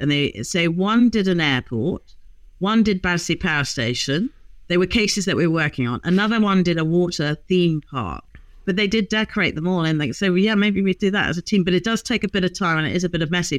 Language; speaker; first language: English; native; English